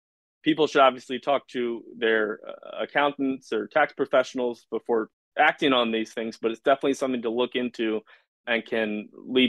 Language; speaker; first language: English; native; English